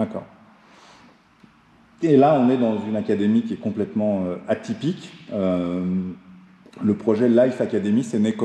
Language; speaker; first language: French; native; French